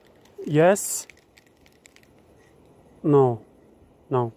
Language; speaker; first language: English; non-native, learner; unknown